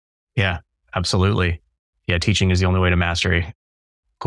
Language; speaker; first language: English; native; English